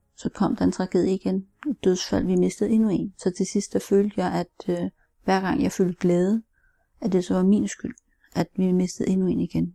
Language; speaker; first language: Danish; native; Danish